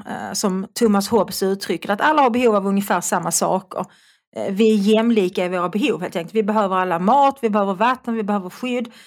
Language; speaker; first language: Swedish; native; Swedish